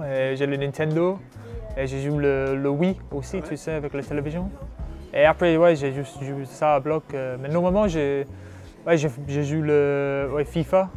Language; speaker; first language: French; non-native, learner; English